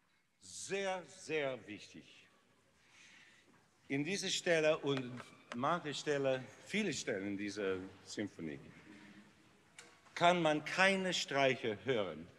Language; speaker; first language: German; non-native, learner; English